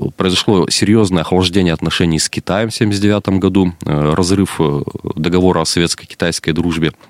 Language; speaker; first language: Russian; native; Russian